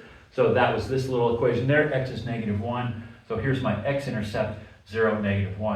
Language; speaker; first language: English; native; English